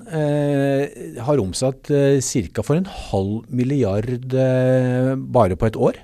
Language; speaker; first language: Norwegian; native; Norwegian